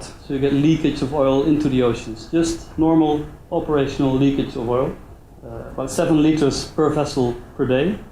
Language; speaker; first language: English; non-native, fluent; Dutch